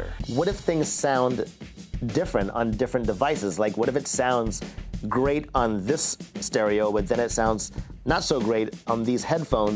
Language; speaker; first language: English; native; English